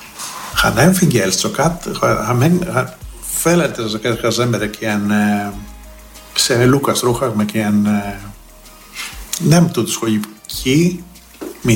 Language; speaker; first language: Hungarian; non-native, learner; Greek